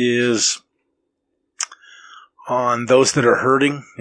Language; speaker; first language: English; native; English